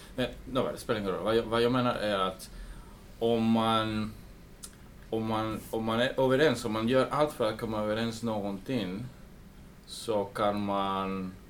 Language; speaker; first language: Swedish; early bilingual, heritage; English